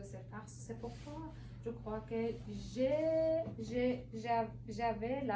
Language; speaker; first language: French; non-native, learner; Persian